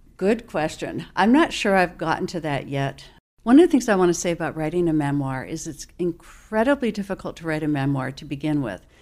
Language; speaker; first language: English; native; English